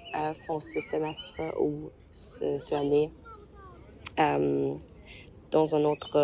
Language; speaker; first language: French; non-native, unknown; German